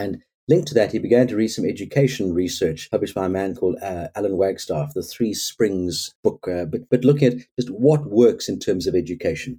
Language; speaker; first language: English; native; English